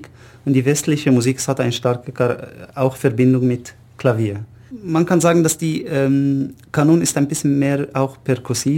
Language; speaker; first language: German; non-native, learner; Arabic